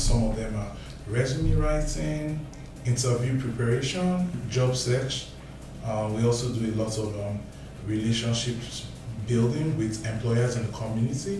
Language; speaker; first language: English; non-native, local second language; Yoruba